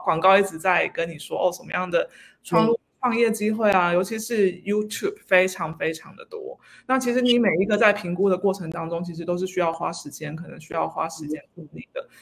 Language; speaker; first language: Chinese; native; Chinese